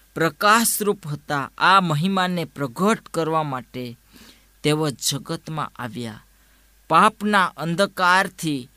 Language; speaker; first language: Gujarati; non-native, local second language; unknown